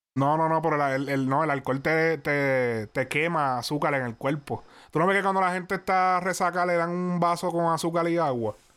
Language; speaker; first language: Spanish; native; Spanish